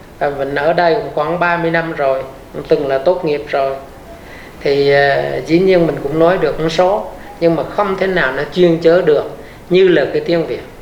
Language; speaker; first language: Vietnamese; native; Vietnamese